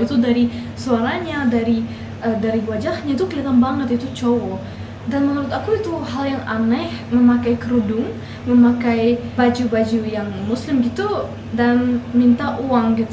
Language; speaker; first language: Indonesian; non-native, fluent; German